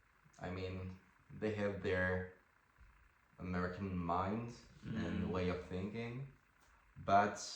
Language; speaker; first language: English; non-native, fluent; French